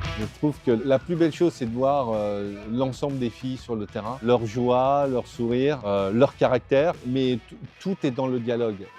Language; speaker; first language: French; native; French